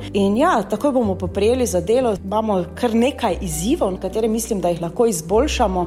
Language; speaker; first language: Slovenian; native; Slovenian